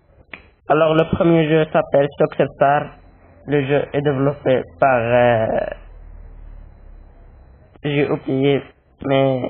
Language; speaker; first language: French; non-native, learner; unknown